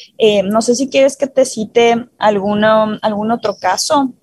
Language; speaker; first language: Spanish; non-native, fluent; English